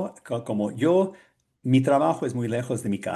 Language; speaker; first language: Spanish; non-native, learner; English